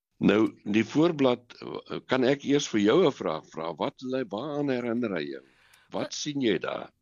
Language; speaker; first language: Afrikaans; native; Afrikaans